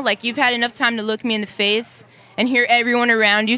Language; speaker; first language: English; native; English